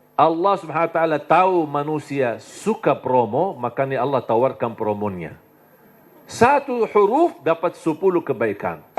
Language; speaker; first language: Indonesian; non-native, fluent; Arabic